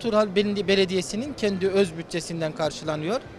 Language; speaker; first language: Turkish; native; Turkish